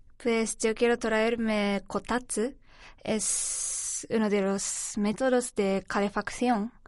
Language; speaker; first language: Spanish; non-native, learner; Japanese